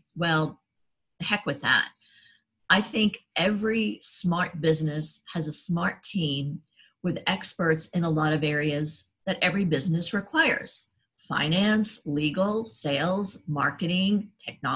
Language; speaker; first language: English; native; English